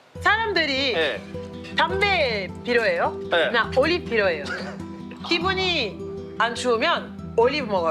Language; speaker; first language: Korean; non-native, learner; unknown